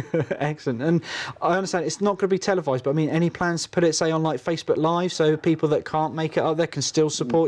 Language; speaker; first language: English; native; English